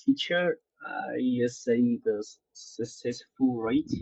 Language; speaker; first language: English; non-native, learner; Vietnamese